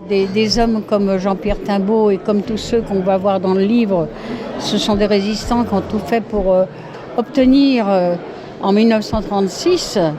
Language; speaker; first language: French; native; French